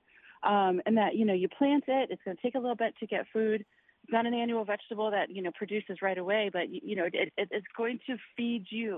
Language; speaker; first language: English; native; English